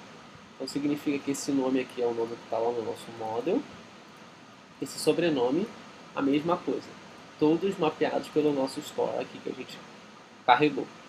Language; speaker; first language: Portuguese; native; Portuguese